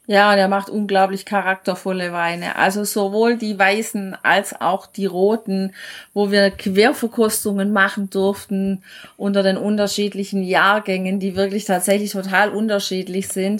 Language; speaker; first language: German; native; German